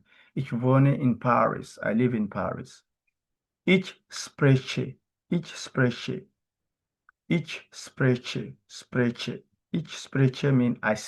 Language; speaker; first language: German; non-native, learner; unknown